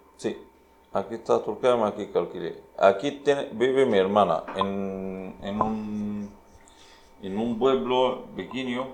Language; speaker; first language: Spanish; non-native, learner; Arabic